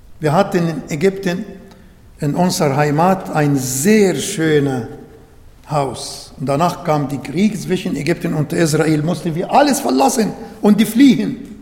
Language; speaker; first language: German; non-native, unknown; Arabic